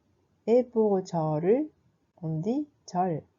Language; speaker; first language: French; non-native, fluent; Korean